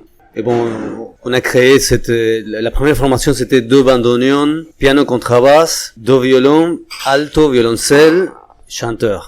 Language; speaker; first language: French; non-native, fluent; Spanish